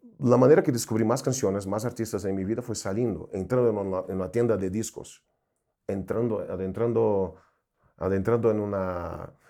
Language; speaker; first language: Spanish; non-native, fluent; Portuguese